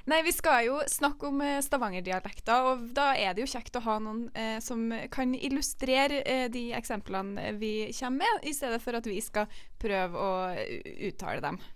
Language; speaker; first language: Norwegian; native; Norwegian